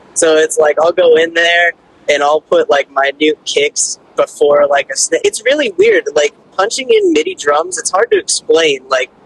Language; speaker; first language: English; native; English